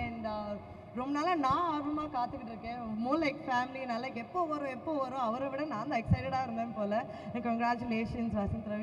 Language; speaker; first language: Tamil; native; Tamil